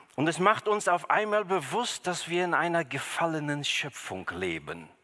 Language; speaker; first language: German; early bilingual, other home language; Russian